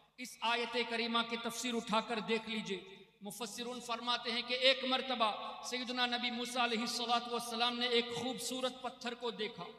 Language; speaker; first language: Urdu; non-native, fluent; Memoni